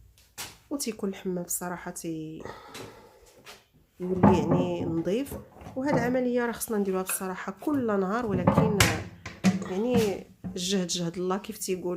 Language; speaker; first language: Arabic; native; Arabic